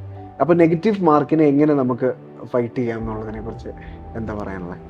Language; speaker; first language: Malayalam; native; Malayalam